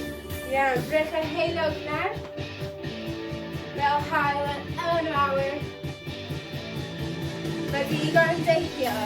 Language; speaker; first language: Welsh; non-native, local second language; English